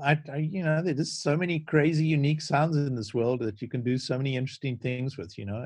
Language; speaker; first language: English; native; English